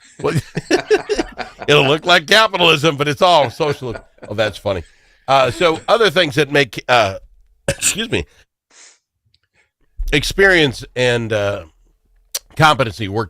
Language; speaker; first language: English; native; English